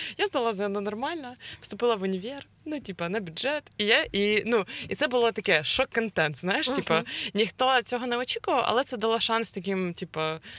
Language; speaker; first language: Ukrainian; non-native, local second language; Russian